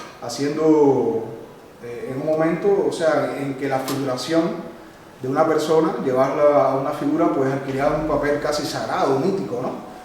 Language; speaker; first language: Spanish; native; Spanish